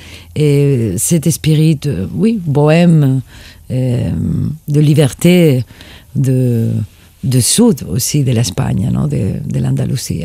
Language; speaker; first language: French; non-native, fluent; Spanish